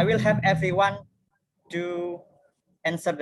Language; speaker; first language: English; non-native, fluent; Indonesian